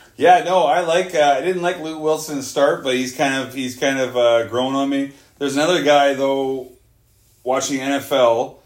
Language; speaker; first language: English; native; English